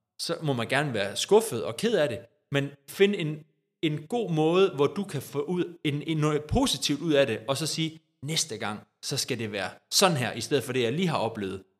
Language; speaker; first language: Danish; native; Danish